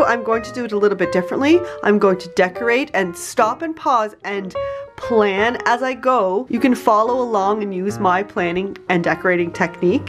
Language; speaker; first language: English; native; English